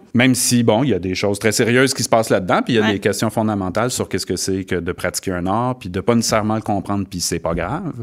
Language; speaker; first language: French; native; French